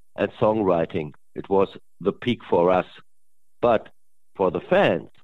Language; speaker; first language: English; non-native, learner; German